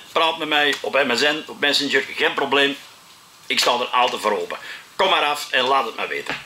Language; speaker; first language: Dutch; native; Dutch